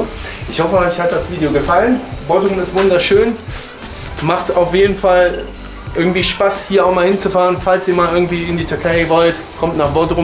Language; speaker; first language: German; native; German